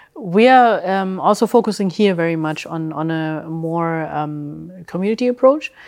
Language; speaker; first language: English; early bilingual, other home language; German